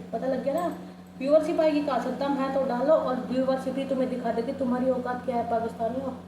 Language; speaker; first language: Hindi; native; Hindi